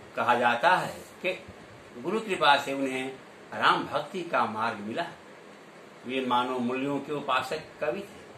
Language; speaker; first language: Hindi; native; Hindi